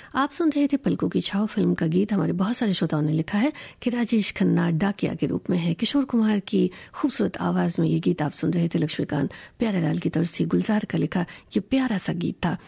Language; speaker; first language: Hindi; native; Hindi